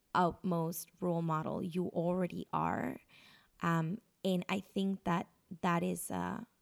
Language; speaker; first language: English; non-native, fluent; Spanish